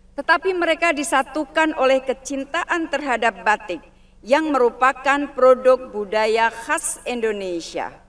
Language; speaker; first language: Indonesian; native; Indonesian